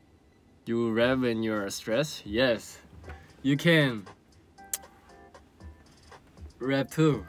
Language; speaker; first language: English; non-native, learner; Korean